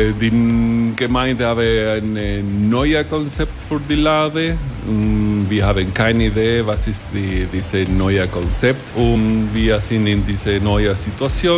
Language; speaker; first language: German; non-native, learner; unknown